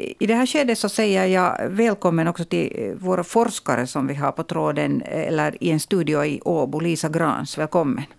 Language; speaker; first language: Swedish; native; Swedish